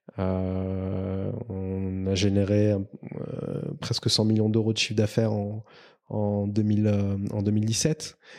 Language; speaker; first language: French; native; French